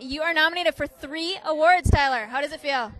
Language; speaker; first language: English; native; English